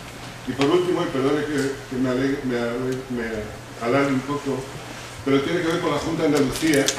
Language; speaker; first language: Spanish; native; Spanish